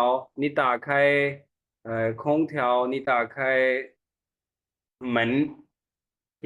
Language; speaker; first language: Chinese; non-native, fluent; Urdu